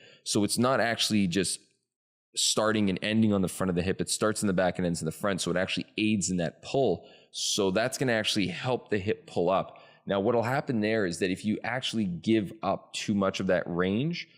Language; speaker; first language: English; native; English